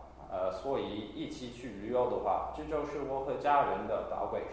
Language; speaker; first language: Chinese; non-native, fluent; English